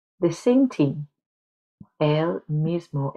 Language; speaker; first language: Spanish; non-native, fluent; English